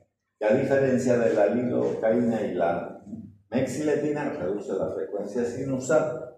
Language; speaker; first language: Spanish; native; Spanish